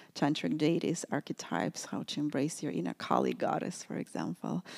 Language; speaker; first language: English; non-native, fluent; Russian